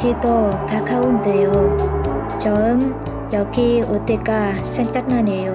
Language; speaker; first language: Korean; non-native, learner; Vietnamese